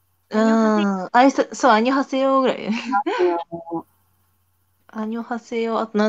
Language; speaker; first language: Japanese; native; Japanese